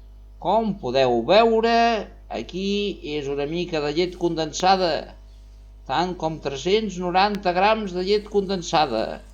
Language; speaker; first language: Catalan; non-native, local second language; Spanish